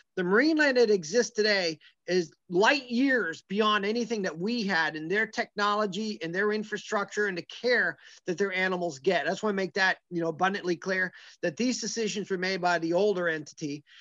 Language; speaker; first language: English; native; English